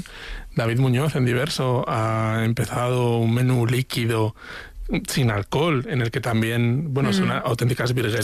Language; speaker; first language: Spanish; native; Spanish